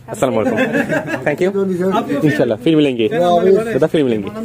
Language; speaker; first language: Hindi; non-native, learner; Bangla